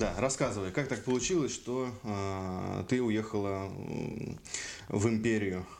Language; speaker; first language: Russian; native; Russian